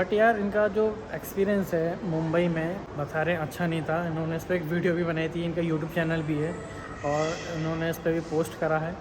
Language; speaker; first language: Hindi; native; Hindi